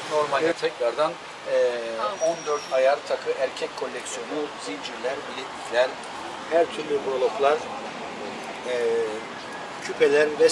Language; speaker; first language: Turkish; native; Turkish